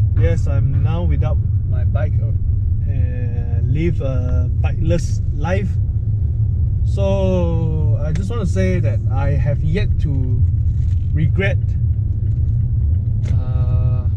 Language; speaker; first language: English; non-native, local second language; Min Nan Chinese